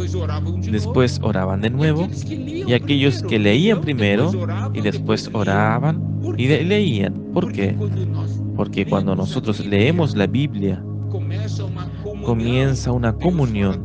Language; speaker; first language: Spanish; non-native, fluent; Portuguese